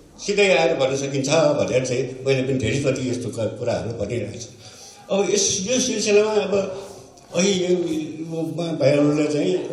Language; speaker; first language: Nepali; non-native, local second language; Newari